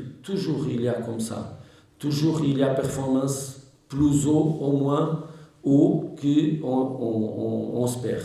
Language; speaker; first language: French; non-native, learner; Portuguese